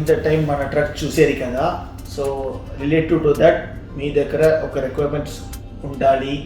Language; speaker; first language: Telugu; non-native, learner; Tamil